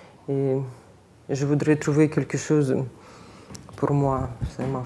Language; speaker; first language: French; non-native, learner; Russian